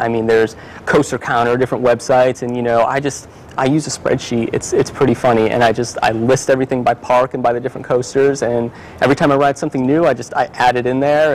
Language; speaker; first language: English; native; English